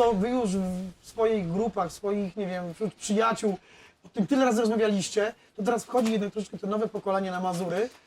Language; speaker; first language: Polish; native; Polish